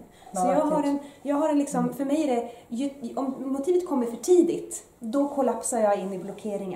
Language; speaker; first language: Swedish; early bilingual, other home language; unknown